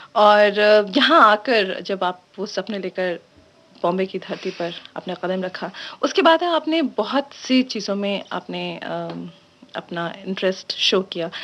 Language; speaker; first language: Hindi; native; Hindi